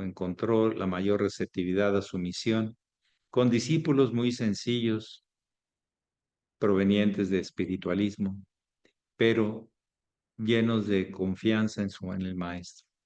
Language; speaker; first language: Spanish; native; Spanish